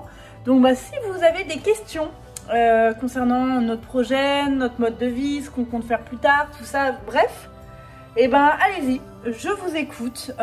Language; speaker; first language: French; native; French